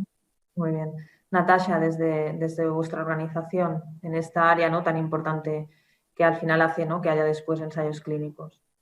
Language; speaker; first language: Spanish; native; Spanish